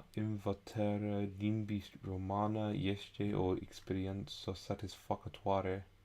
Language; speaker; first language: Romanian; non-native, learner; English